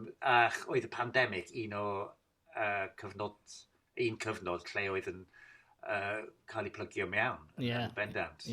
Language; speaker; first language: Welsh; non-native, fluent; English